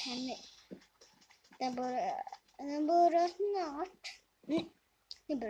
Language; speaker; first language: Swedish; early bilingual, other home language; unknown